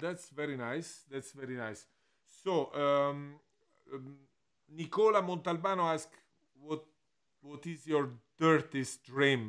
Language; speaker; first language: English; non-native, fluent; Italian